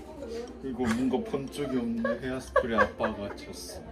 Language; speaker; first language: Korean; non-native, learner; Japanese